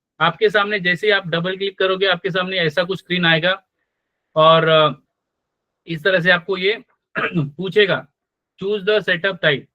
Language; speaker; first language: Hindi; non-native, local second language; Marathi